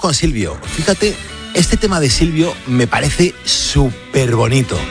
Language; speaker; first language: Spanish; native; Spanish